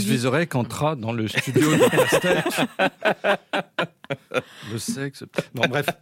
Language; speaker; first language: French; native; French